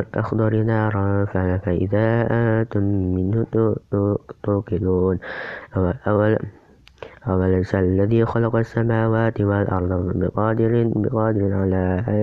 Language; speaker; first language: Arabic; non-native, learner; Indonesian